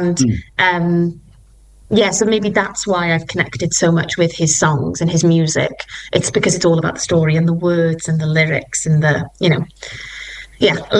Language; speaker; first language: English; non-native, local second language; Welsh